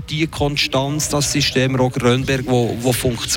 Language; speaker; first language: German; native; German